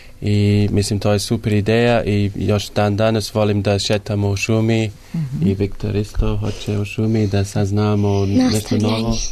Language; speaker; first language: Serbian; non-native, learner; English